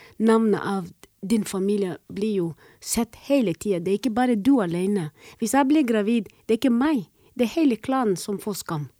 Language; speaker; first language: Norwegian; non-native, fluent; Somali